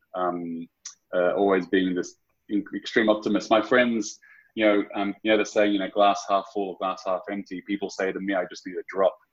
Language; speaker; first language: English; native; English